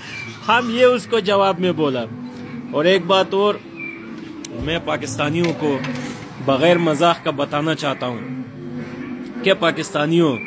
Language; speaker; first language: Hindi; non-native, fluent; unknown